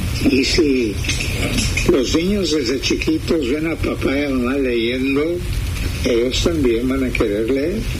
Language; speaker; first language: Spanish; early bilingual, heritage; Spanish